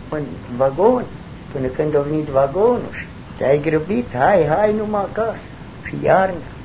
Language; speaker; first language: Romanian; non-native, local second language; German